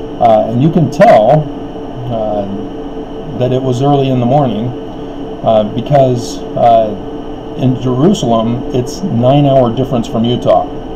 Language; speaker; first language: English; native; English